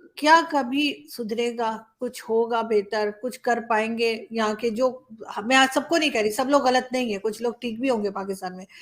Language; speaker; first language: Urdu; native; Urdu